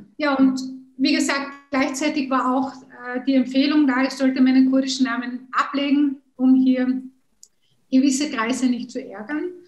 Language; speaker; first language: German; early bilingual, other home language; Kurdish